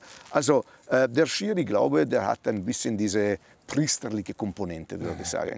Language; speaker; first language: German; non-native, fluent; Italian